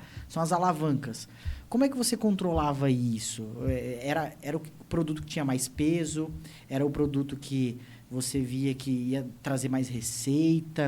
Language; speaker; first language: Portuguese; native; Portuguese